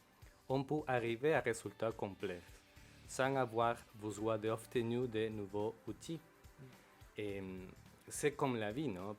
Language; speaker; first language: French; non-native, local second language; Spanish